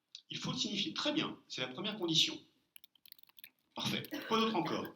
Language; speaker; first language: French; native; French